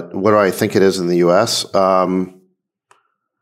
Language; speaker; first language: English; native; English